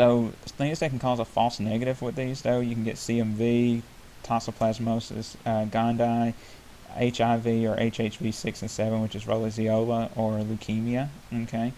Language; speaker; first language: English; native; English